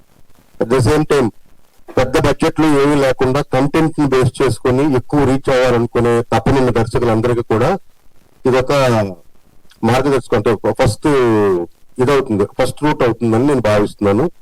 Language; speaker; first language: Telugu; native; Telugu